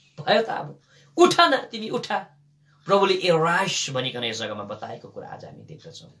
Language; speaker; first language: Nepali; native; Nepali